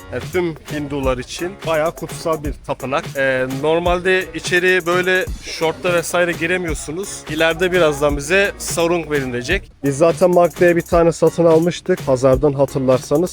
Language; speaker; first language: Turkish; native; Turkish